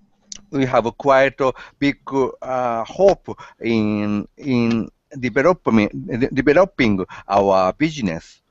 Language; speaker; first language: English; non-native, learner; Japanese